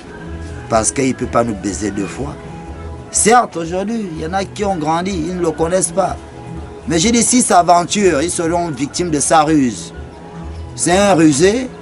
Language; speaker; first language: French; non-native, local second language; Fang